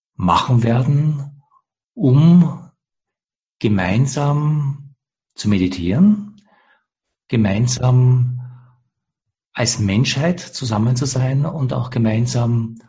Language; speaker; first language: German; native; German